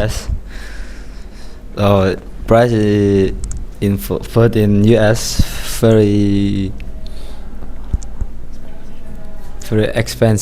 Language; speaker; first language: English; non-native, learner; Indonesian